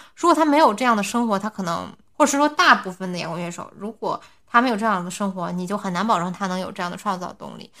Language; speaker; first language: Chinese; native; Chinese